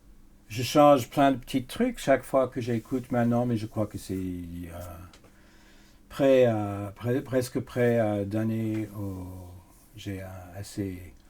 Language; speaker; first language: French; non-native, fluent; English